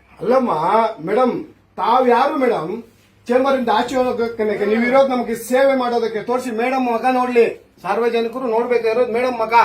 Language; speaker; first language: Kannada; native; Kannada